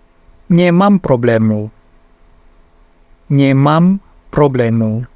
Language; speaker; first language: Polish; non-native, fluent; Indonesian